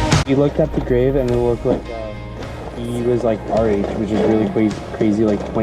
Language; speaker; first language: English; early bilingual, other home language; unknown